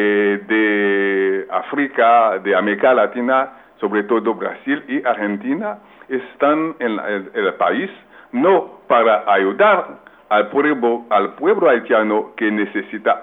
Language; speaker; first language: Spanish; non-native, local second language; Haitian Creole